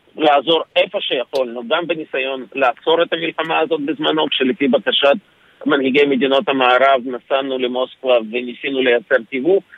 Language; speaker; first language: Hebrew; early bilingual, other home language; Ukrainian